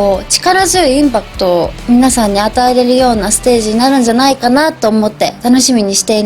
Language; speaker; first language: Japanese; native; Japanese